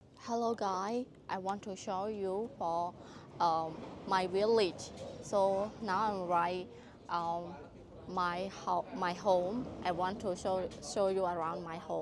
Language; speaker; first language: English; non-native, learner; Khmer